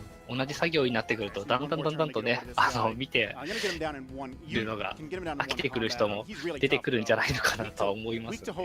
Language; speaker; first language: Japanese; native; Japanese